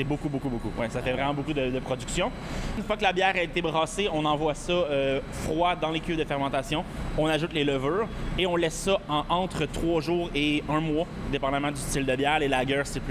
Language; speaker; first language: French; native; French